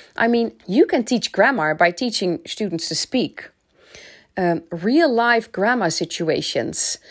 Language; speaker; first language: English; non-native, fluent; Dutch